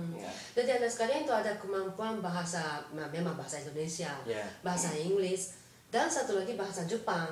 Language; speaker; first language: Indonesian; non-native, fluent; Japanese